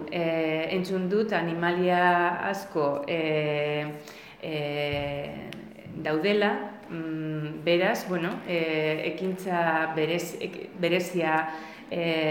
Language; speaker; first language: Basque; non-native, learner; Spanish